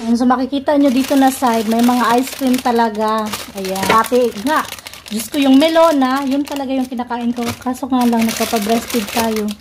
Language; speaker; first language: Filipino; non-native, local second language; Cebuano